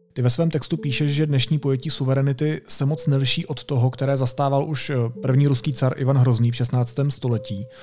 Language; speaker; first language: Czech; native; Czech